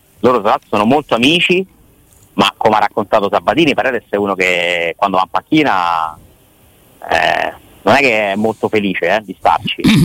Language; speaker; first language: Italian; native; Italian